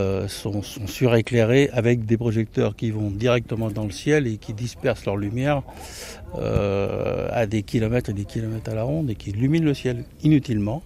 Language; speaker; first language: French; native; French